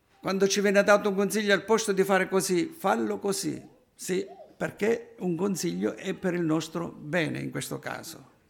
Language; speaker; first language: Italian; native; Italian